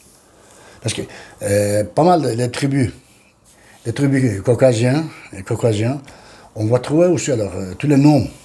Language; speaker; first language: French; non-native, learner; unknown